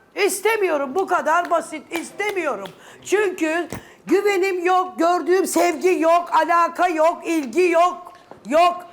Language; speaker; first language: Turkish; native; Turkish